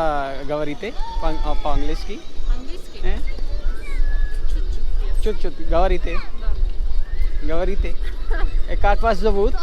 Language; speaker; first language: Russian; non-native, learner; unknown